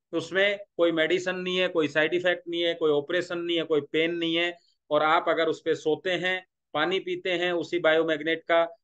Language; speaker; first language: Hindi; non-native, local second language; Marathi